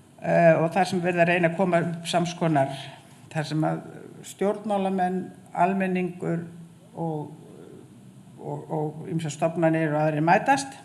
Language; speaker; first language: Icelandic; native; Icelandic